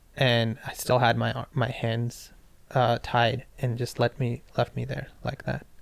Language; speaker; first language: English; non-native, local second language; Pashto